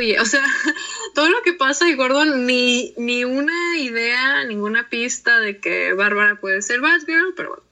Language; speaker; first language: Spanish; native; Spanish